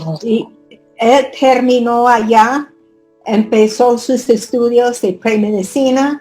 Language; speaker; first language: Spanish; non-native, fluent; English